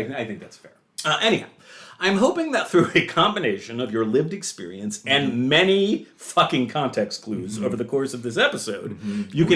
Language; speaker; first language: English; native; English